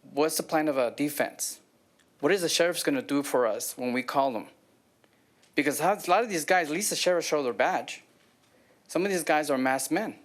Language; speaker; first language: English; native; English